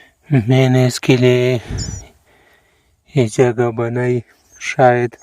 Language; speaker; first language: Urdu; non-native, local second language; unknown